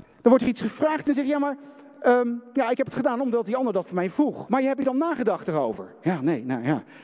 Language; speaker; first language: Dutch; native; Dutch